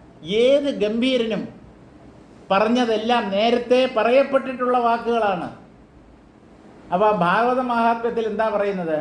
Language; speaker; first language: Malayalam; native; Malayalam